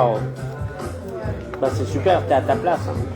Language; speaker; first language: French; native; French